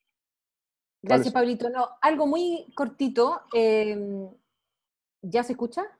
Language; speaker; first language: Spanish; native; Spanish